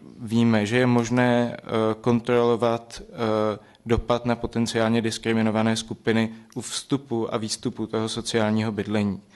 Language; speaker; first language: Czech; native; Czech